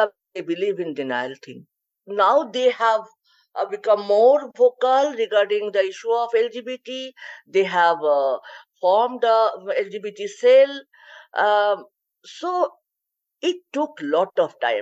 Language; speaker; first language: English; non-native, local second language; Bangla